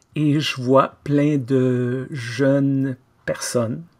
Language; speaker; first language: French; native; French